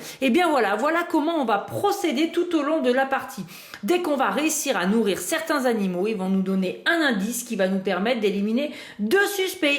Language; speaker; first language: French; native; French